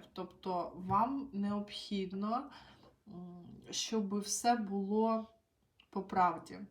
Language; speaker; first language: Ukrainian; non-native, local second language; Russian